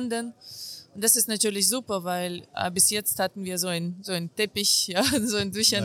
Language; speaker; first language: German; non-native, fluent; Ukrainian